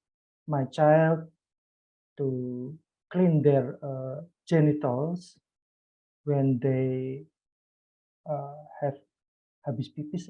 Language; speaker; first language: English; non-native, learner; Indonesian